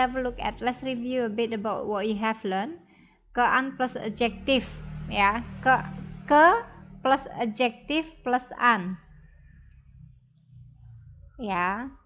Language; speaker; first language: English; non-native, fluent; Indonesian